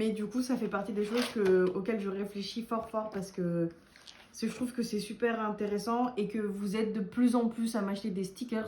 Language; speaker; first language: French; native; French